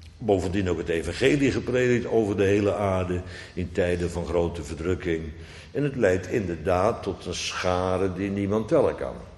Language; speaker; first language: Dutch; native; Dutch